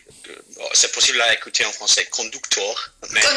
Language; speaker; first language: French; non-native, fluent; English